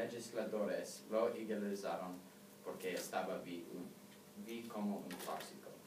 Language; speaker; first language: Spanish; non-native, learner; English